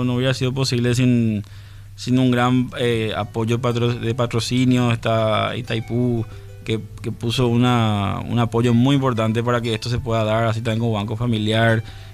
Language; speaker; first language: Spanish; native; Spanish